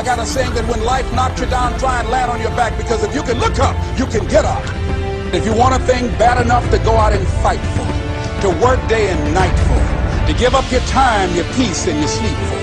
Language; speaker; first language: English; native; English